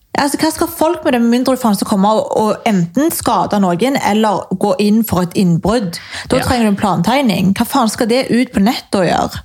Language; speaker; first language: Norwegian; early bilingual, other home language; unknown